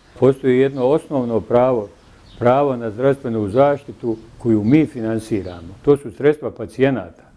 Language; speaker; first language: Bosnian; native; Bosnian